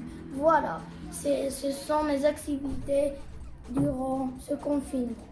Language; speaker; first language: French; non-native, learner; Arabic